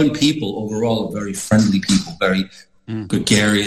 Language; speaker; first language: English; non-native, fluent; Icelandic